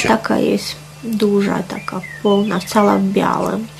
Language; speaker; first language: Polish; non-native, fluent; Russian